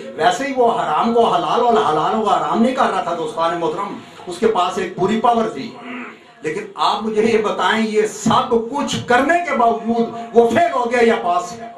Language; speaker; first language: Urdu; non-native, local second language; Punjabi